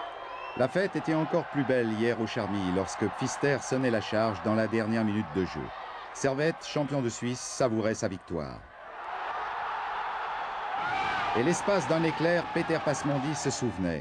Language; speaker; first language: French; native; French